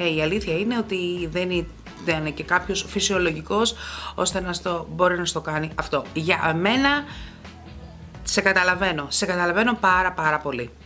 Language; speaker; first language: Greek; early bilingual, heritage; Greek